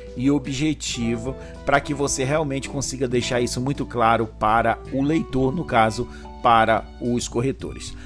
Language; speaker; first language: Portuguese; native; Portuguese